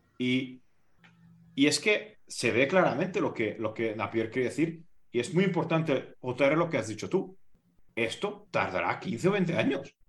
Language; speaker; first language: Spanish; non-native, fluent; Hungarian